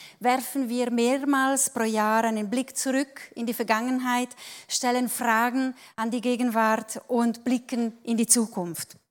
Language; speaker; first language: German; non-native, local second language; Italian